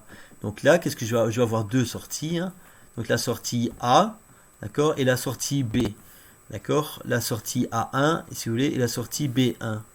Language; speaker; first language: French; native; French